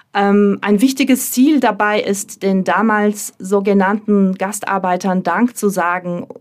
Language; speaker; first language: German; non-native, fluent; Turkish